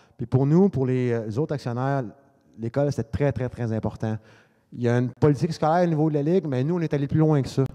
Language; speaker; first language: French; native; French